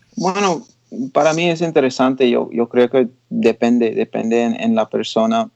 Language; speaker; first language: Spanish; early bilingual, heritage; Spanish